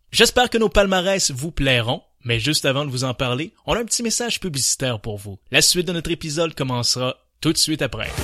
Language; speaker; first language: French; native; French